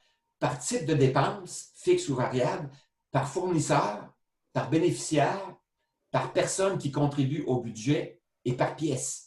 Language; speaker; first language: French; native; French